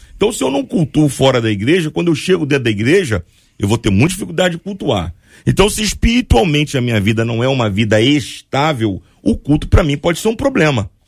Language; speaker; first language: Portuguese; native; Portuguese